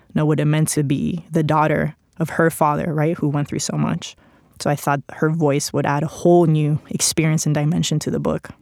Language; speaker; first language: English; non-native, fluent; Spanish